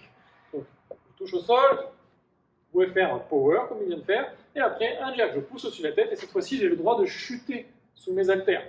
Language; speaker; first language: French; native; French